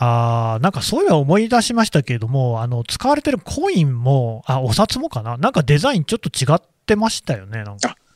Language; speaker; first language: Japanese; native; Japanese